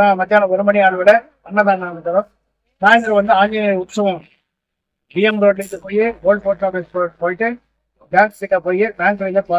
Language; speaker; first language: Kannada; non-native, local second language; Tamil